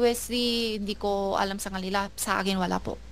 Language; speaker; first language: Filipino; non-native, learner; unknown